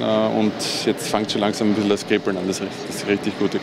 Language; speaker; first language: German; native; German